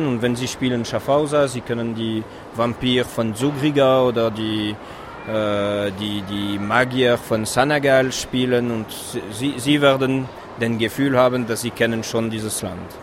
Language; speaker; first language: German; non-native, fluent; French